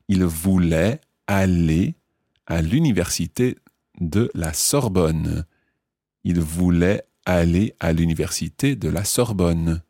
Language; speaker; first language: French; non-native, fluent; English